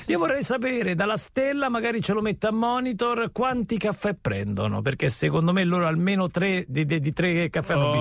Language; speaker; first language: Italian; native; Italian